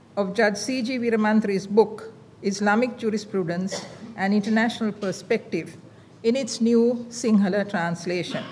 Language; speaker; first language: English; non-native, local second language; Sinhala